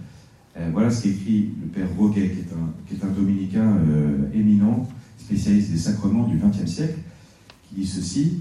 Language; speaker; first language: French; native; French